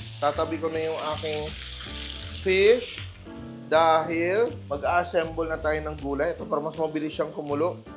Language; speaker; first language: Filipino; non-native, local second language; Cebuano